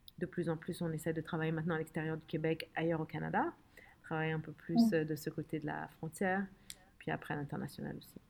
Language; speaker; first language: French; early bilingual, other home language; Arabic